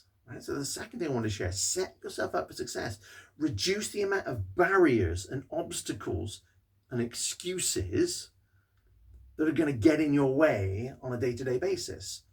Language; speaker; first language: English; native; English